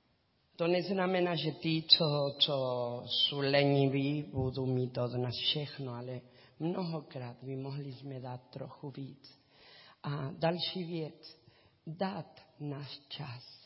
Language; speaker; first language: Czech; non-native, learner; Spanish